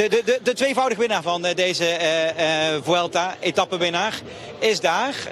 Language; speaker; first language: Dutch; native; Dutch